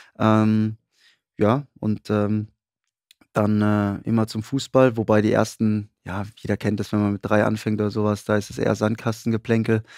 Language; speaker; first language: German; native; German